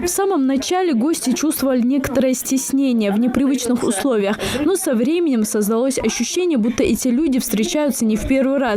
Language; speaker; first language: Russian; native; Russian